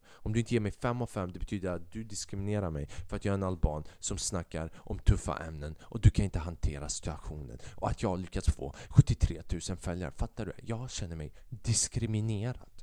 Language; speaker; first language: Swedish; early bilingual, other home language; Albanian